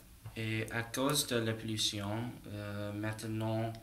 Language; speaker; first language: French; non-native, learner; English